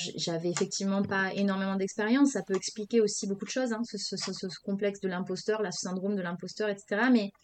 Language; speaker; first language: French; native; French